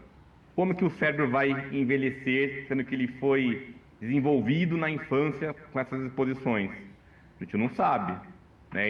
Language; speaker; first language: Portuguese; native; Portuguese